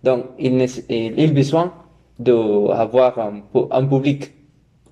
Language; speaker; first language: French; non-native, learner; Spanish